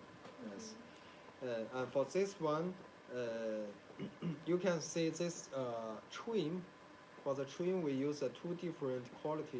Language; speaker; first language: English; non-native, learner; Chinese